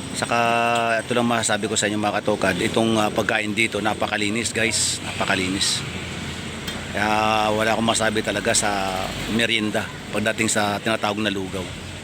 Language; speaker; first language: Filipino; native; Filipino